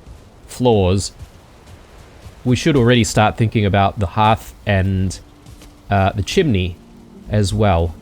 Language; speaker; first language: English; native; English